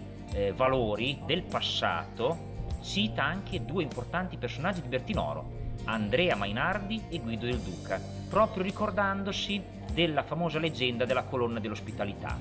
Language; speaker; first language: Italian; native; Italian